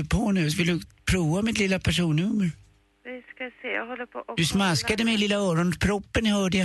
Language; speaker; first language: Swedish; native; Swedish